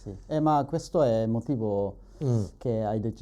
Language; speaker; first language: Italian; non-native, learner; Japanese